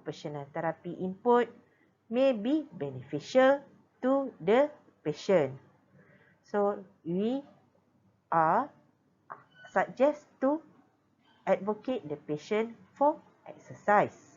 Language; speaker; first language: English; non-native, local second language; Malay